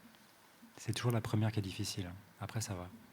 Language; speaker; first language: French; native; French